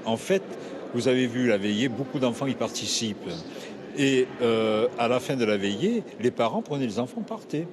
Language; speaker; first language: French; native; French